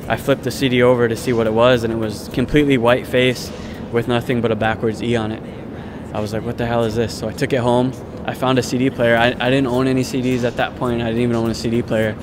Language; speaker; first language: English; native; English